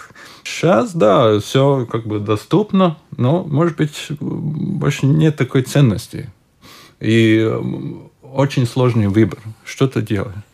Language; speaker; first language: Russian; non-native, local second language; Latvian